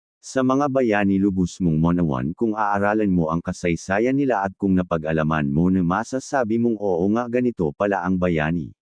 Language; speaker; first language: Filipino; non-native, local second language; Bikol